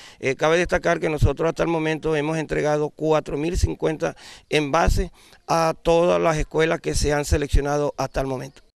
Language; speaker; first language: Spanish; native; Spanish